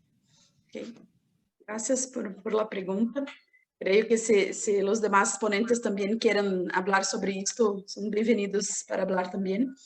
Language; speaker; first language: Spanish; non-native, learner; Portuguese